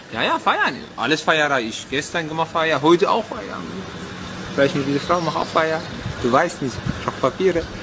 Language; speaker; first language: German; non-native, learner; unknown